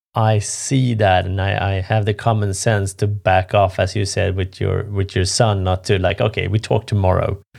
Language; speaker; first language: English; non-native, fluent; Swedish